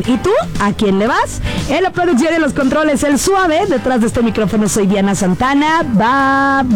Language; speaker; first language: Spanish; native; Spanish